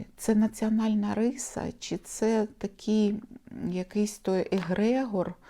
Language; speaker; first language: Ukrainian; non-native, local second language; Russian